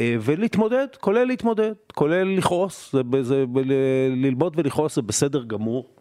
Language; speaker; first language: Hebrew; native; Hebrew